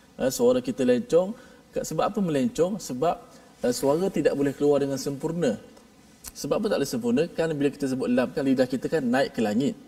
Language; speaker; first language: Malay; native; Malay